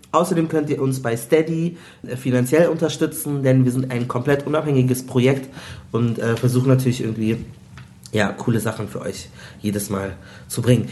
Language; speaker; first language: German; early bilingual, other home language; Igbo